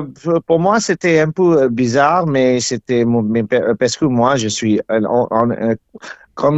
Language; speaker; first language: French; non-native, learner; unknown